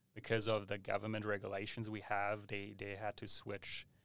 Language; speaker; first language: English; non-native, fluent; German